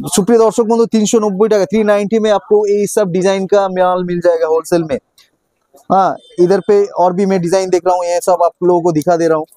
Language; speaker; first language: Hindi; non-native, local second language; Bangla